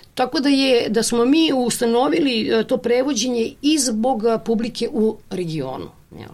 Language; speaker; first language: Serbian; native; Serbian